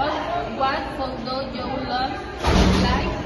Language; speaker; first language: English; non-native, learner; Spanish